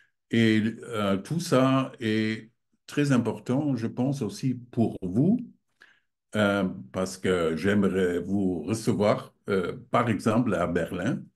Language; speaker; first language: French; non-native, fluent; German